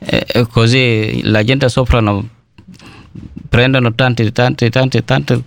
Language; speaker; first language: Italian; non-native, learner; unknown